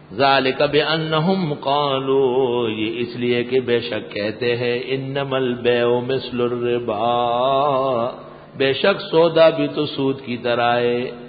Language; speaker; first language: Urdu; non-native, local second language; Pashto